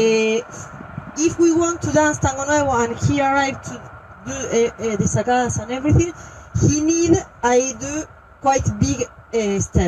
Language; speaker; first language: English; non-native, learner; French